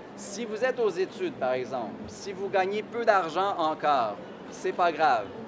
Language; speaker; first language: French; native; French